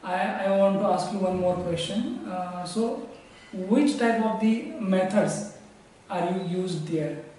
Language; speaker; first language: English; non-native, local second language; Marathi